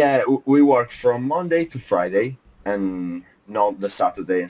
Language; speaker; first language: English; non-native, fluent; Italian